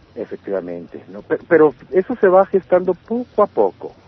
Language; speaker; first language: Spanish; native; Spanish